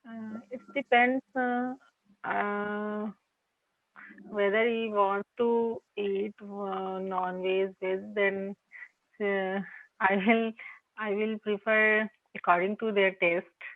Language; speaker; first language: English; non-native, local second language; Hindi